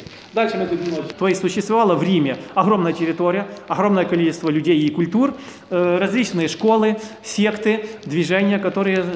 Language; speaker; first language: Russian; native; Russian